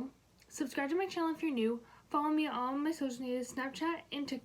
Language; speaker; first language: English; native; English